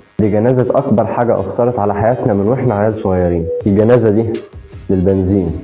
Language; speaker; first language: Arabic; native; Arabic